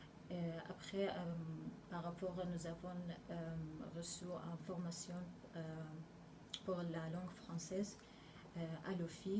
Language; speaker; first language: French; non-native, learner; Arabic